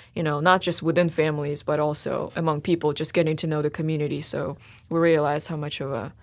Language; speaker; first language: English; non-native, fluent; Russian